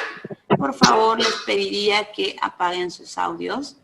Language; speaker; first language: Spanish; native; Spanish